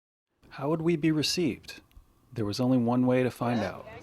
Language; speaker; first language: English; native; English